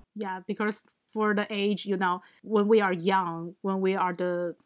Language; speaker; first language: English; non-native, fluent; Chinese